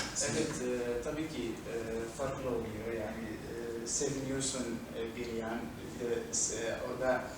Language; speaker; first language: Turkish; non-native, fluent; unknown